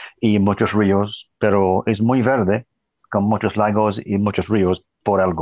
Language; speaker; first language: Spanish; non-native, fluent; English